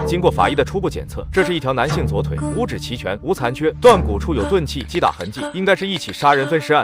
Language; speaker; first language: Chinese; native; Chinese